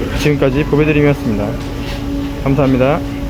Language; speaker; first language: Korean; native; Korean